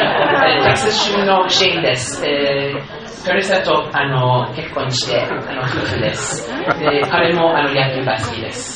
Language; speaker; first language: Japanese; non-native, fluent; English